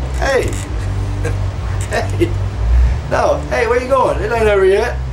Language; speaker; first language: English; native; English